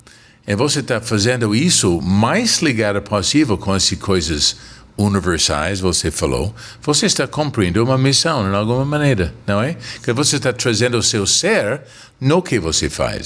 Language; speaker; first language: Portuguese; non-native, fluent; English